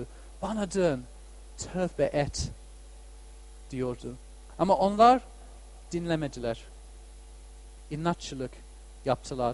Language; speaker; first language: Turkish; non-native, fluent; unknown